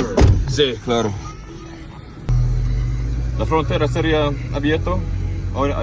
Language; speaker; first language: Spanish; non-native, learner; English